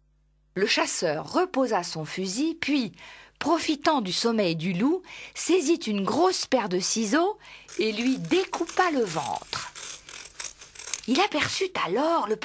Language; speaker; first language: French; native; French